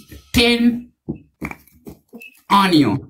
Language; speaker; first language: English; non-native, learner; Amharic